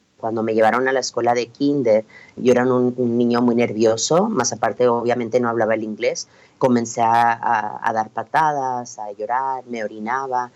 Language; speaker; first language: Spanish; early bilingual, heritage; Spanish